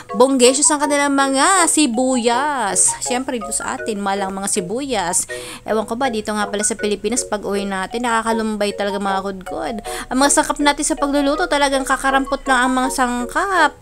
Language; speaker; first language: Filipino; non-native, local second language; Bikol